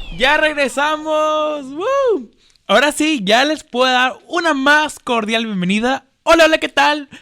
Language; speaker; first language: Spanish; early bilingual, heritage; Spanish